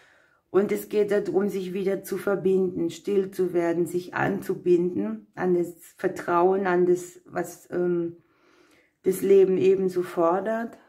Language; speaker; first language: German; native; German